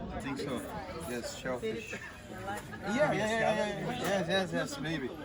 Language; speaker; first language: English; non-native, fluent; Portuguese